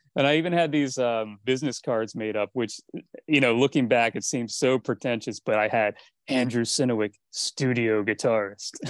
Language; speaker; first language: English; native; English